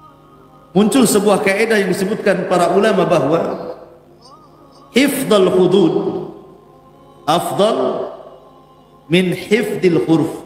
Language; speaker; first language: Indonesian; native; Indonesian